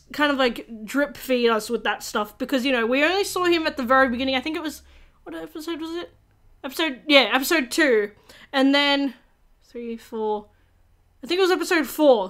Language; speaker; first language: English; native; English